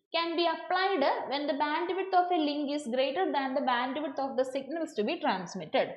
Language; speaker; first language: English; non-native, local second language; Malayalam